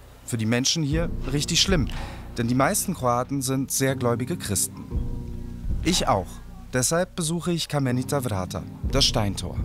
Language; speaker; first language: German; early bilingual, other home language; Croatian